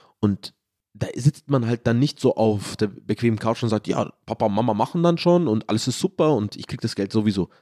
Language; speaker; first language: German; early bilingual, other home language; Arabic